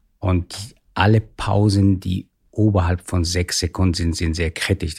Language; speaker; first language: German; non-native, fluent; Persian